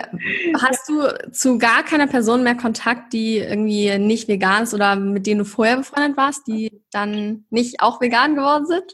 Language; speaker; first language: German; native; German